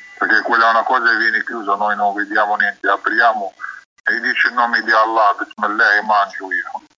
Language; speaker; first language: Italian; non-native, learner; Arabic